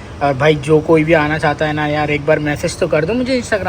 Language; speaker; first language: Hindi; native; Hindi